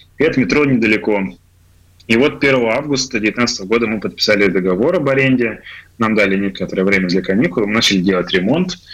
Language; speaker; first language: Russian; native; Russian